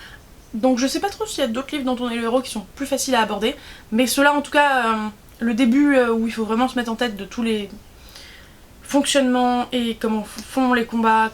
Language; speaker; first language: French; native; French